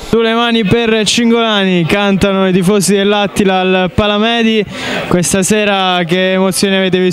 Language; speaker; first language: Italian; native; Italian